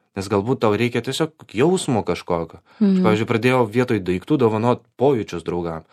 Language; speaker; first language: Lithuanian; non-native, local second language; Polish